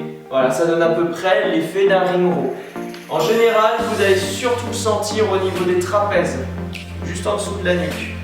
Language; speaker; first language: French; native; French